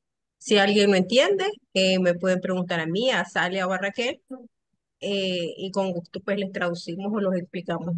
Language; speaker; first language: Spanish; early bilingual, other home language; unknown